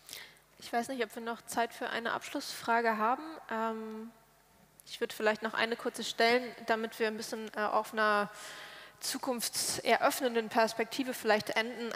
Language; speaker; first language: German; native; German